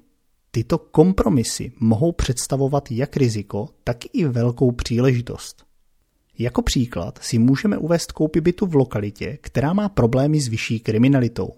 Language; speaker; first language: Czech; native; Czech